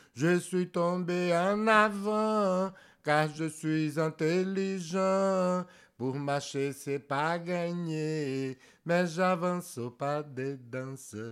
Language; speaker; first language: French; non-native, fluent; Portuguese